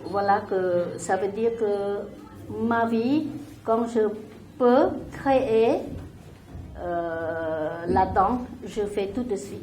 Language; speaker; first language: French; non-native, learner; Khmer